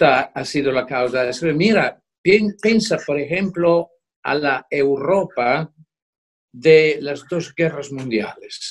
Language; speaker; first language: Spanish; non-native, fluent; Italian